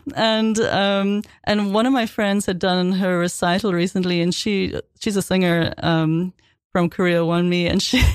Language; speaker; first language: English; native; English